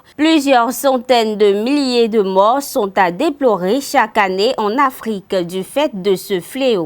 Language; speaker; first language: French; native; French